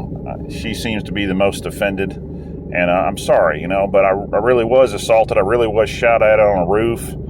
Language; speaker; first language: English; native; English